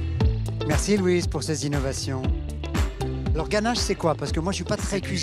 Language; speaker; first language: French; native; French